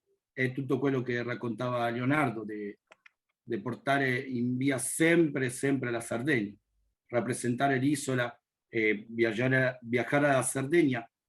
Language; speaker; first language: Italian; non-native, learner; Spanish